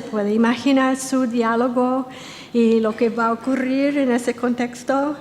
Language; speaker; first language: Spanish; non-native, fluent; English